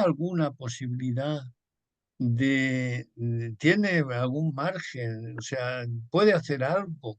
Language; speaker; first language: Spanish; native; Spanish